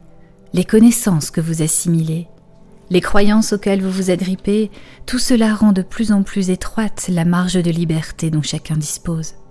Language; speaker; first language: French; native; French